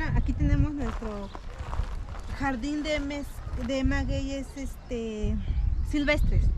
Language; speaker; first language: Spanish; native; Spanish